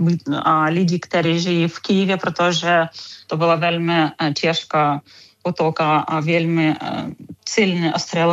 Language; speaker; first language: Czech; non-native, fluent; Ukrainian